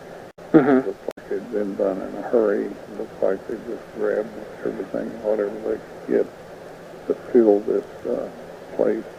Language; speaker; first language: English; native; English